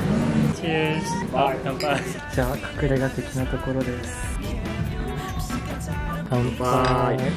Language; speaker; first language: Japanese; native; Japanese